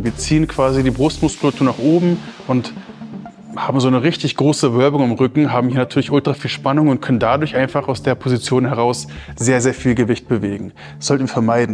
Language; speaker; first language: German; native; German